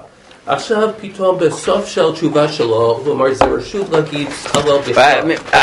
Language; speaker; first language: Hebrew; non-native, fluent; English